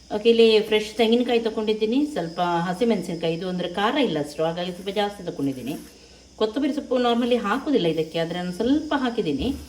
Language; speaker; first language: Kannada; native; Kannada